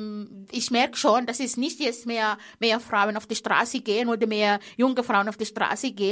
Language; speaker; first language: German; non-native, fluent; Arabic